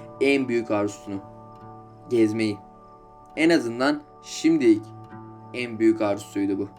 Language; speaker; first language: Turkish; native; Turkish